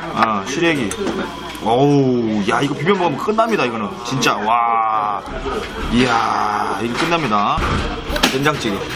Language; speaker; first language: Korean; native; Korean